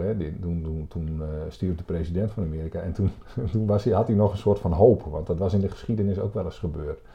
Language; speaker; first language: Dutch; native; Dutch